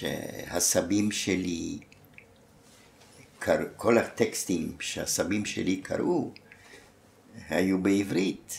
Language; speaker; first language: Hebrew; non-native, fluent; German